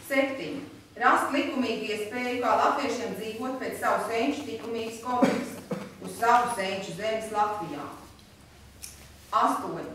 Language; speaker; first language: Latvian; native; Latvian